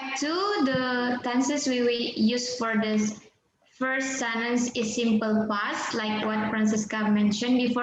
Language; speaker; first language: English; non-native, fluent; Indonesian